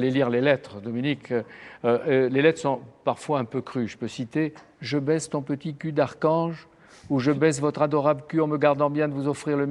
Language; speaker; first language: French; native; French